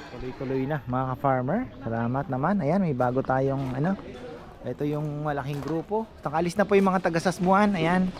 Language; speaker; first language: Filipino; non-native, local second language; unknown